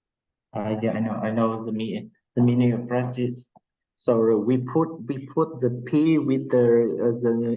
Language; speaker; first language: English; non-native, learner; Vietnamese